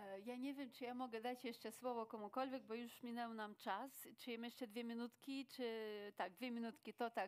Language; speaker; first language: Polish; non-native, fluent; Ukrainian